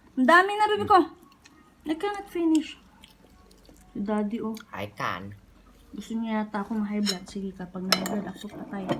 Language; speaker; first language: Filipino; native; Filipino